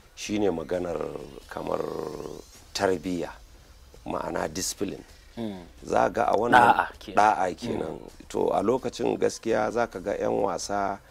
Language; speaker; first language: Hausa; native; Hausa